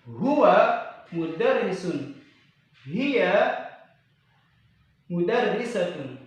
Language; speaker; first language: Arabic; non-native, fluent; Indonesian